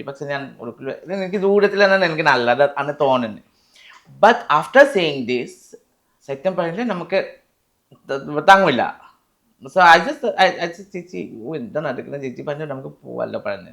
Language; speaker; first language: Malayalam; non-native, local second language; Assamese